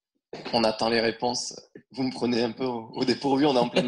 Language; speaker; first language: French; native; French